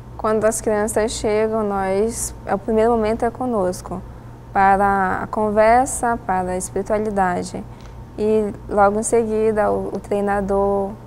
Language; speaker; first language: Portuguese; native; Portuguese